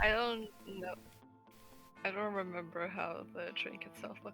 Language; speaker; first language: English; native; English